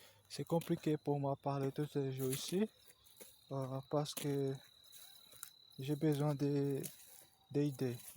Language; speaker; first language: French; non-native, learner; Portuguese